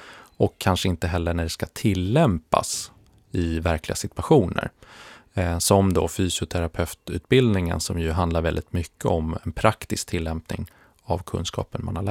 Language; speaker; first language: Swedish; native; Swedish